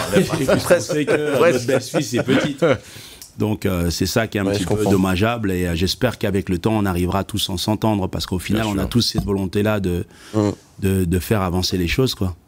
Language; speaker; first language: French; native; French